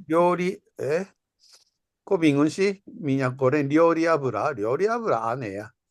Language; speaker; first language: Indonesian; non-native, fluent; Japanese